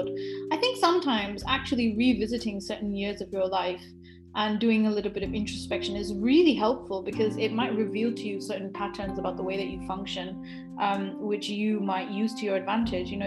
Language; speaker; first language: English; native; English